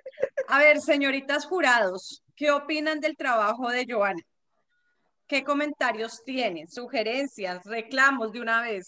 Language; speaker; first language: Spanish; native; Spanish